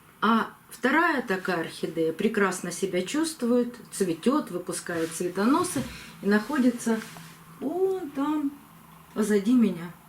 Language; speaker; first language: Russian; native; Russian